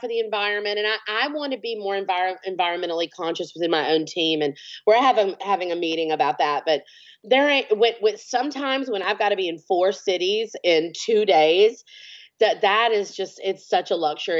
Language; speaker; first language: English; native; English